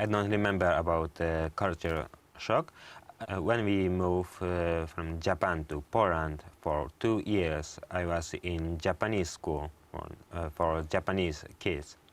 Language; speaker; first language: English; non-native, learner; Japanese